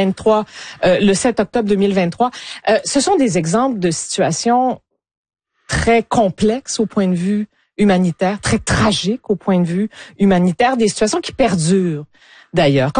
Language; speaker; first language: French; native; French